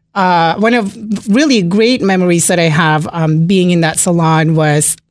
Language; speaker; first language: English; non-native, local second language; Filipino